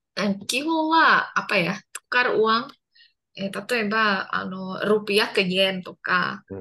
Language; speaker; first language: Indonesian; non-native, learner; Japanese